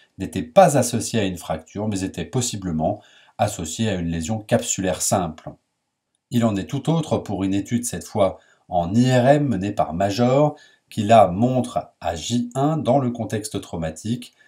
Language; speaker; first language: French; native; French